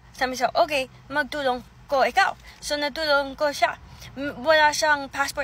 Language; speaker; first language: Filipino; early bilingual, heritage; English